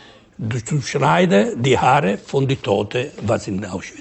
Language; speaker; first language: German; non-native, learner; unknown